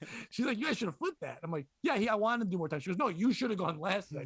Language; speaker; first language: English; native; English